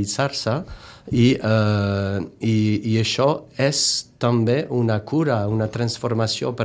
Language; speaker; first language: Catalan; non-native, fluent; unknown